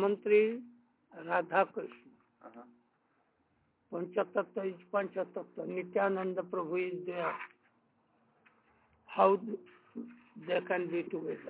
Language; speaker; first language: English; non-native, local second language; Bangla